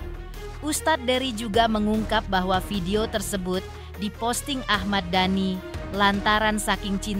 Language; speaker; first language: Indonesian; native; Indonesian